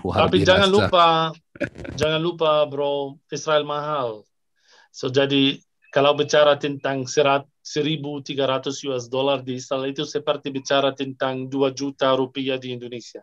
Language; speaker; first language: Indonesian; non-native, fluent; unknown